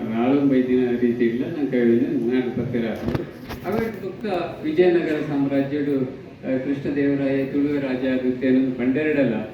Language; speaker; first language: Kannada; non-native, local second language; Tulu